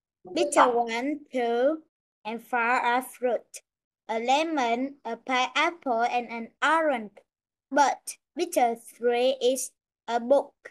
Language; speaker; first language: English; non-native, learner; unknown